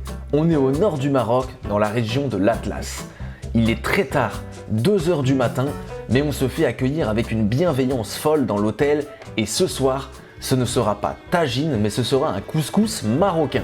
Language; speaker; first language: French; native; French